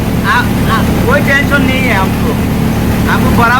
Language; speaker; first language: Hindi; non-native, learner; Bangla